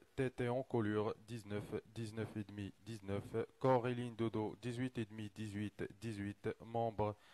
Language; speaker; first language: French; non-native, local second language; Arabic